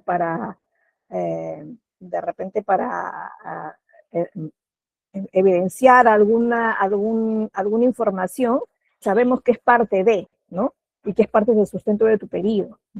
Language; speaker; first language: Spanish; native; Spanish